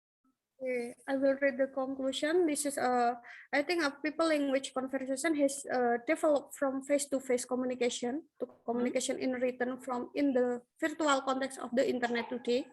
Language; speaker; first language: English; non-native, learner; Indonesian